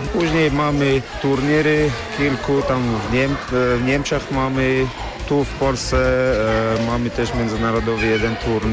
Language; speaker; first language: Polish; non-native, learner; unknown